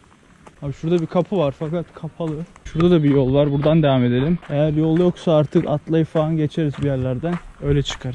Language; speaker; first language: Turkish; native; Turkish